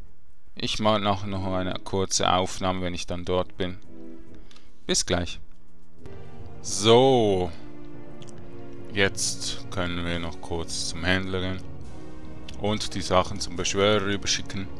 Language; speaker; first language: German; native; German